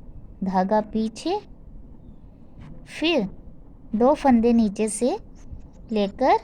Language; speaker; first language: Hindi; non-native, local second language; Punjabi